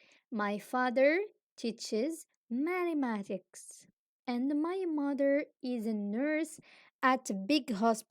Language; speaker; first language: English; non-native, fluent; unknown